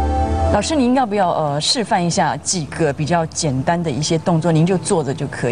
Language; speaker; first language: Chinese; native; Chinese